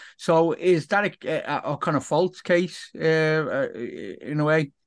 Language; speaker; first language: English; native; English